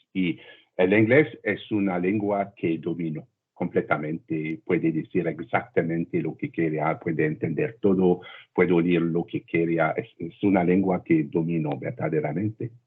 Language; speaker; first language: Spanish; non-native, learner; French